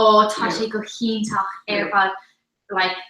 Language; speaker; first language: Irish; non-native, local second language; English